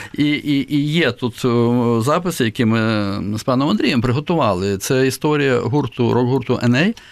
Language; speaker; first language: Ukrainian; native; Ukrainian